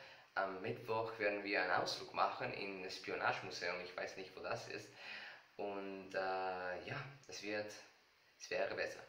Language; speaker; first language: German; non-native, learner; Spanish